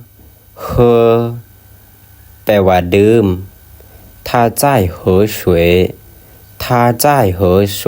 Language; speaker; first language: Chinese; non-native, learner; Lao